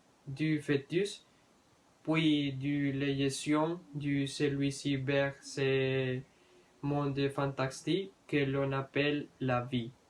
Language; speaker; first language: French; non-native, learner; Spanish